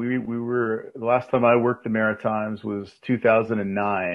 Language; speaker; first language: English; native; English